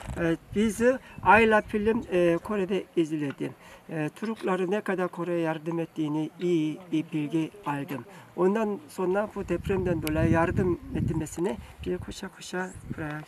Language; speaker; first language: Turkish; non-native, learner; Korean